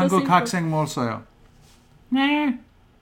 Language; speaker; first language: Korean; non-native, fluent; English